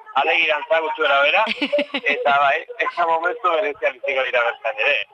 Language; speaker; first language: Basque; native; Basque